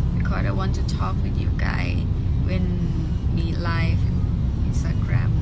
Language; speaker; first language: English; non-native, learner; Thai